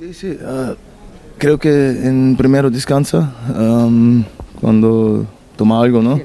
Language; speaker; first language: Spanish; non-native, learner; German